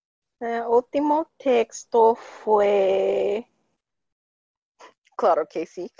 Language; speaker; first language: Spanish; non-native, learner; English